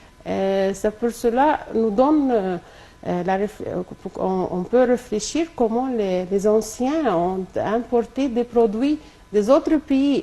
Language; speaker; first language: French; non-native, local second language; Arabic